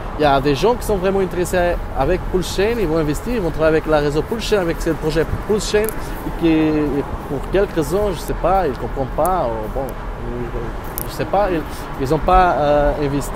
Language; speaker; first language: French; non-native, learner; Portuguese